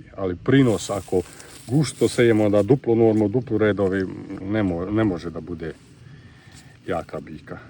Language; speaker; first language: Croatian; non-native, local second language; Hungarian